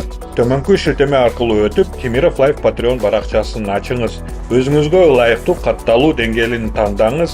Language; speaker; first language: Kyrgyz; native; Kyrgyz